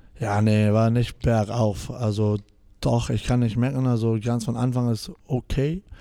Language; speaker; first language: German; non-native, fluent; English